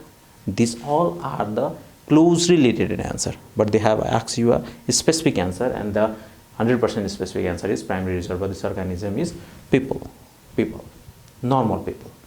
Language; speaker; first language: English; non-native, fluent; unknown